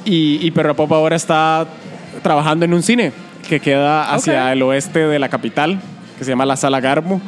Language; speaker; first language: Spanish; native; Spanish